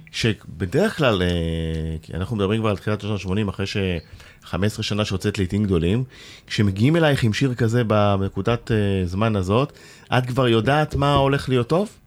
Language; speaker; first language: Hebrew; native; Hebrew